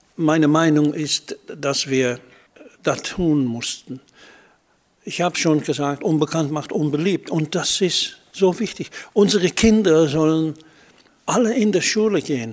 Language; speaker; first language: German; non-native, fluent; Dutch